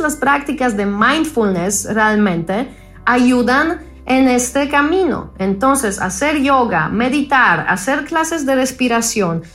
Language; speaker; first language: Spanish; non-native, fluent; Polish